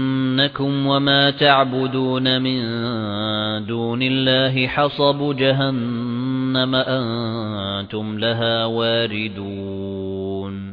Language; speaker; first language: Arabic; native; Arabic